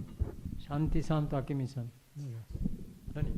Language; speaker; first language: Japanese; non-native, learner; Bangla